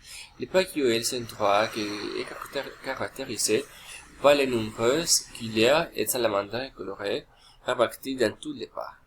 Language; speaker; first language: French; non-native, learner; Spanish